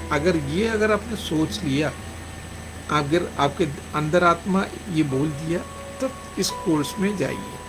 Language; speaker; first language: Hindi; non-native, local second language; Malayalam